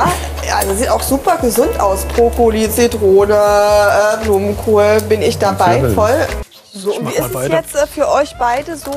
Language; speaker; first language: German; native; German